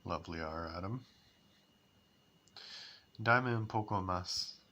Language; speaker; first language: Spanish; non-native, learner; English